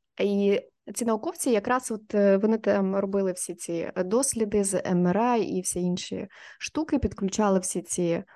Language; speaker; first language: Ukrainian; non-native, local second language; Russian